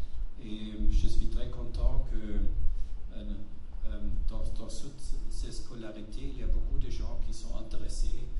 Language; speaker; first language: French; non-native, fluent; German